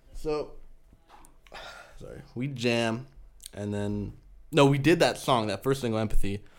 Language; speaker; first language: English; early bilingual, other home language; Spanish